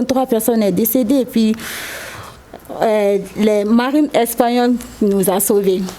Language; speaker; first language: French; non-native, local second language; Susu